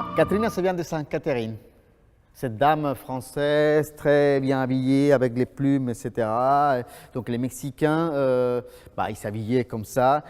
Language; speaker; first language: French; non-native, fluent; Spanish